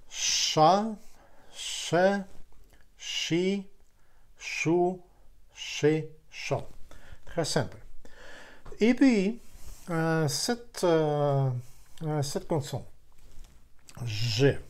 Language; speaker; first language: French; non-native, fluent; Ukrainian